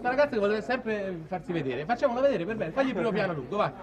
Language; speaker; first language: Italian; native; Italian